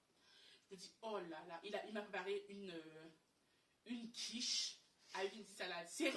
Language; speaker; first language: French; native; French